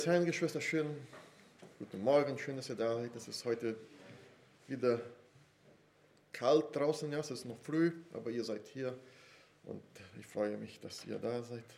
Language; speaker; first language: German; non-native, fluent; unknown